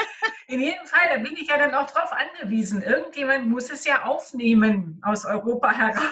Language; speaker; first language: German; native; German